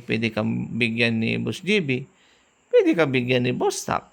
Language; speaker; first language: Filipino; native; Filipino